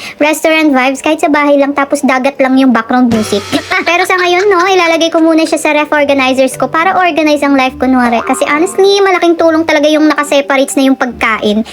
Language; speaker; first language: Filipino; non-native, local second language; Kinaray-a